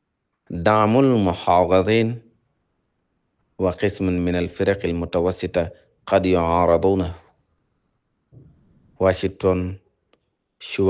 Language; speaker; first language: Arabic; non-native, fluent; Wolof